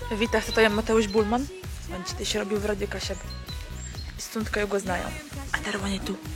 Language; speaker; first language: Polish; non-native, local second language; Kashubian